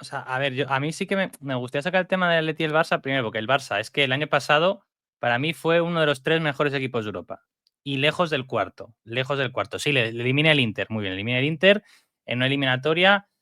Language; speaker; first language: Spanish; native; Spanish